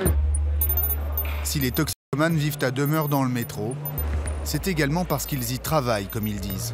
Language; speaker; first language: French; native; French